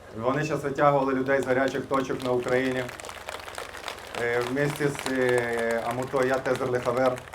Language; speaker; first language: Ukrainian; non-native, local second language; Russian